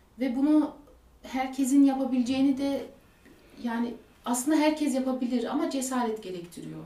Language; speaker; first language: Turkish; early bilingual, heritage; Turkish